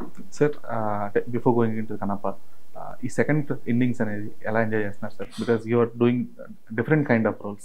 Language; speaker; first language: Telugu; native; Telugu